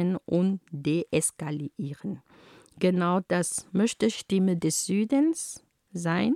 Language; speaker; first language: German; non-native, fluent; Ghomala